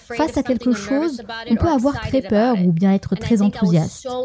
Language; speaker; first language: French; non-native, fluent; Greek